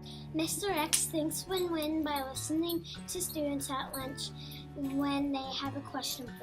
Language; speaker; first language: English; native; English